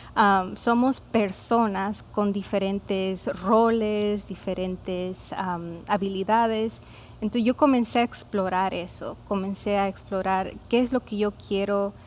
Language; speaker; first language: Spanish; early bilingual, heritage; Spanish